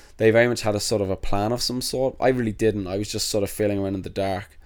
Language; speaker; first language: English; native; English